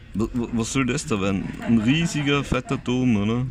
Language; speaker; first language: German; native; German